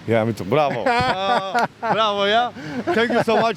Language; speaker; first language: English; non-native, learner; Romanian